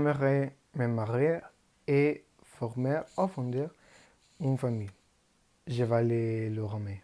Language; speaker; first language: French; non-native, learner; Spanish